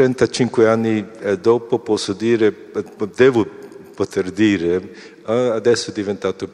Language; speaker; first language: Italian; non-native, fluent; Korean